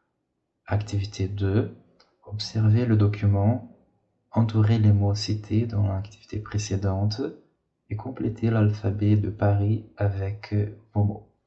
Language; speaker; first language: French; non-native, fluent; Portuguese